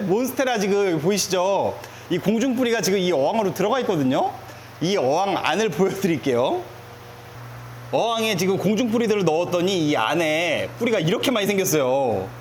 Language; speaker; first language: Korean; native; Korean